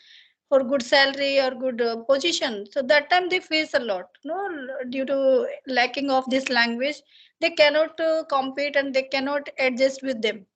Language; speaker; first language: English; non-native, learner; Hindi